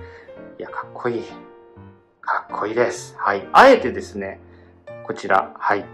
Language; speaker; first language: Japanese; native; Japanese